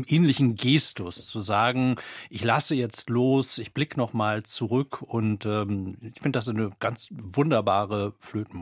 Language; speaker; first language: German; native; German